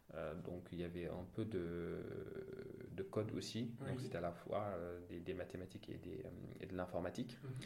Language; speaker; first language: French; non-native, local second language; Wolof